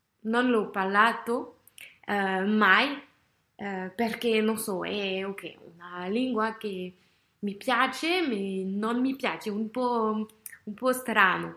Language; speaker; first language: Italian; non-native, learner; French